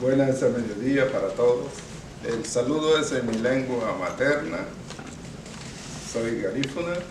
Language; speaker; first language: Spanish; non-native, local second language; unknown